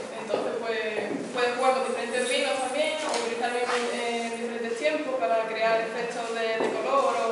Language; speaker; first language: Spanish; native; Spanish